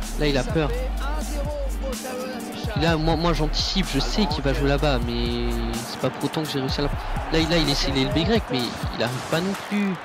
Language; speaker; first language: French; native; French